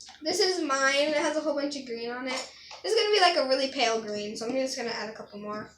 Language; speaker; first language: English; native; English